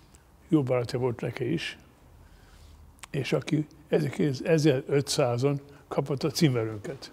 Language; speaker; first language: Hungarian; non-native, learner; German